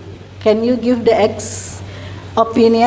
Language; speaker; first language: English; non-native, learner; Indonesian